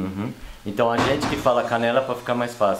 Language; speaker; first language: Portuguese; native; Portuguese